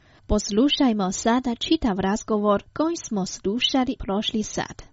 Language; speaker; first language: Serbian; non-native, fluent; Chinese